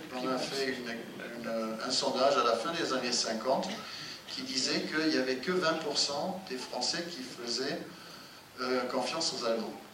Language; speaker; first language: French; non-native, fluent; German